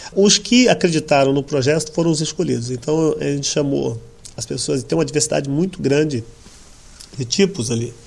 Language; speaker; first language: Portuguese; native; Portuguese